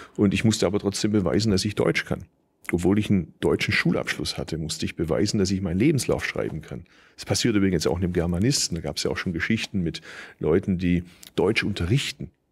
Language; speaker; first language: German; early bilingual, other home language; Turkish